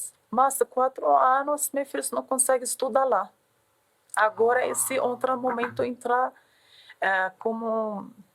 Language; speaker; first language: Portuguese; non-native, learner; Arabic